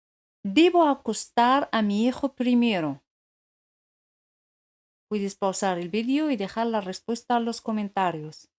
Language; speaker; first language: Spanish; non-native, fluent; French